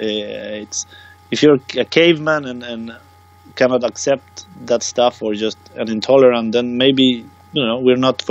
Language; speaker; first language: English; non-native, fluent; Swedish